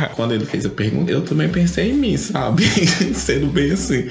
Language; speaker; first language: Portuguese; native; Portuguese